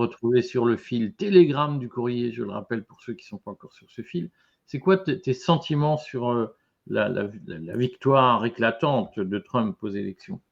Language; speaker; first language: French; native; French